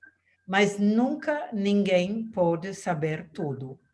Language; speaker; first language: Portuguese; non-native, fluent; German